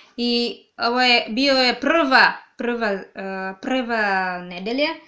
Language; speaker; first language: Serbian; non-native, learner; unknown